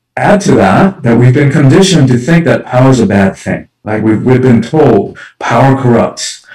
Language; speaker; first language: English; early bilingual, other home language; Spanish